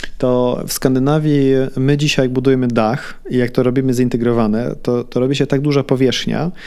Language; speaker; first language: Polish; early bilingual, heritage; Polish